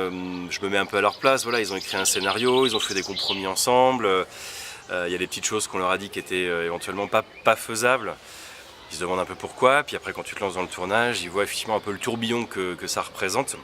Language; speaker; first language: French; native; French